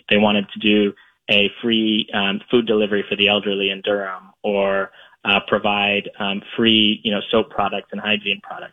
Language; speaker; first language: English; native; English